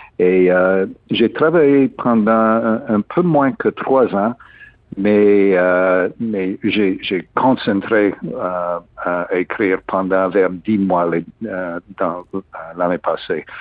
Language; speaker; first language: French; non-native, learner; English